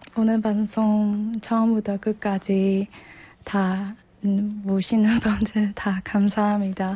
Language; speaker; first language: Korean; non-native, learner; Burmese